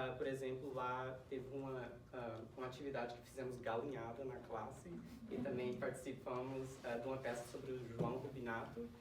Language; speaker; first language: Portuguese; early bilingual, heritage; Portuguese